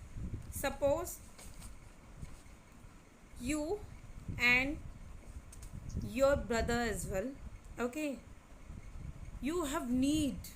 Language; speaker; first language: English; non-native, local second language; Hindi